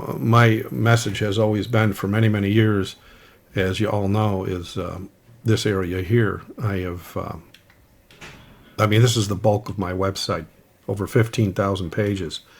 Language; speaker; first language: English; native; English